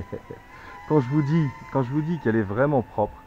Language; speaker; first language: French; native; French